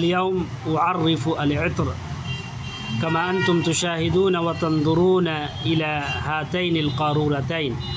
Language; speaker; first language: Arabic; non-native, fluent; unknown